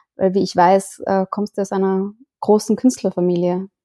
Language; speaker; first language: German; native; German